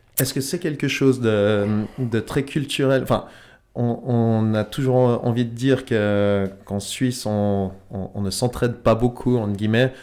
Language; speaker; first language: French; native; French